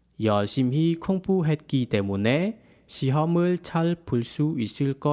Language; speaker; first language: Korean; non-native, fluent; Khmer